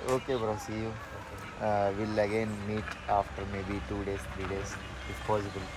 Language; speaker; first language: English; non-native, local second language; Telugu